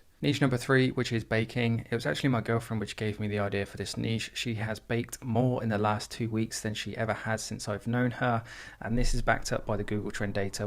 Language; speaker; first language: English; native; English